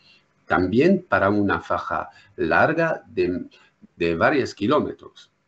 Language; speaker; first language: Spanish; non-native, learner; French